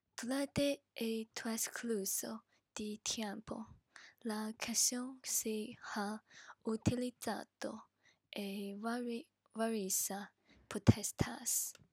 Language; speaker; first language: Spanish; non-native, learner; English